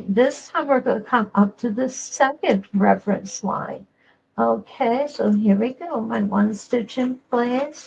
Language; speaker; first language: English; native; English